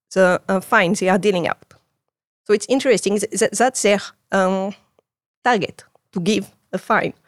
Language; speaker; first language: English; non-native, fluent; French